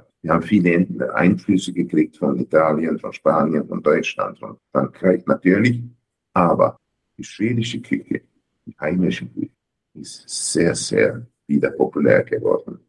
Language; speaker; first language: German; early bilingual, heritage; German